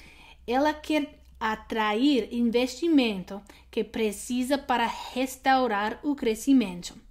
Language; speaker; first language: Portuguese; non-native, learner; English